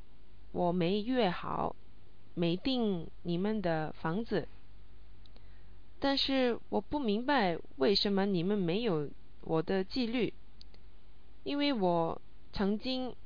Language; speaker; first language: Chinese; non-native, learner; English